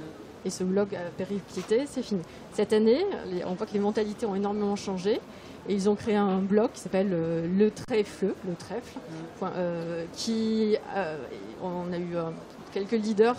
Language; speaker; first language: French; native; French